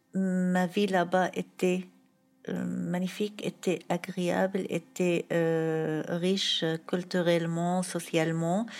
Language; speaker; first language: French; non-native, fluent; Arabic